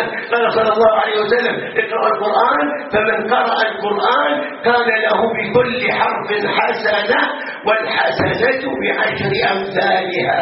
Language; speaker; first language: Arabic; native; Arabic